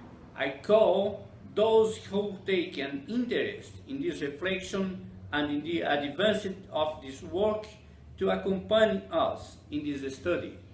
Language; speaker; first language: English; non-native, fluent; Portuguese